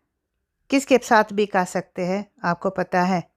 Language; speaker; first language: Hindi; non-native, local second language; Tulu